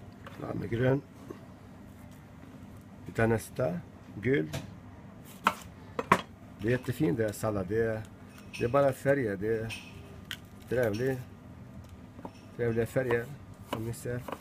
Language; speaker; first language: Swedish; non-native, learner; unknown